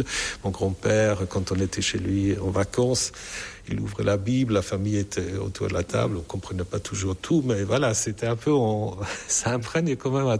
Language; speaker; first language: French; non-native, fluent; German